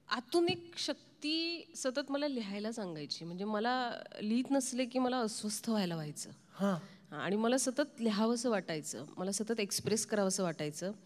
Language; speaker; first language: Marathi; native; Marathi